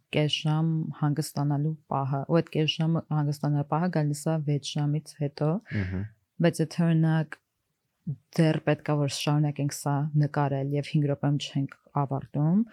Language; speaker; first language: Armenian; early bilingual, heritage; Armenian